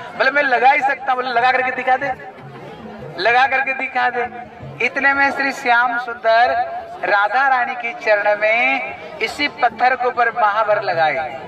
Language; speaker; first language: Hindi; non-native, local second language; Bangla